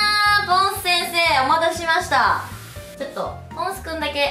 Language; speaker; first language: Japanese; native; Japanese